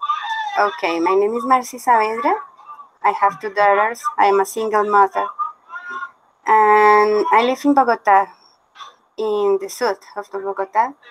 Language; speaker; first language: English; non-native, learner; Spanish